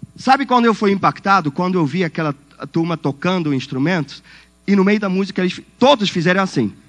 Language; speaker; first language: Portuguese; non-native, fluent; Swiss German